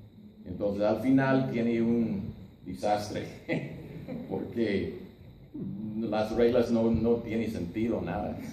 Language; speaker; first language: Spanish; non-native, fluent; English